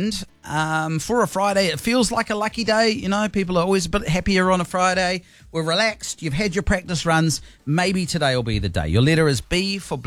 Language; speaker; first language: English; native; English